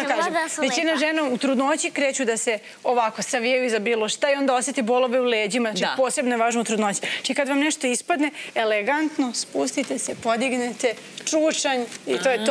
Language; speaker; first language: Serbian; native; Serbian